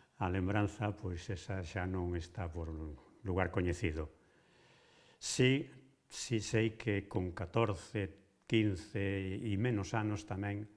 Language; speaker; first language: Galician; native; Galician